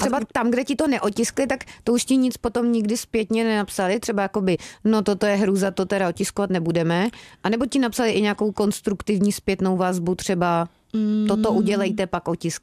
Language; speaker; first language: Czech; native; Czech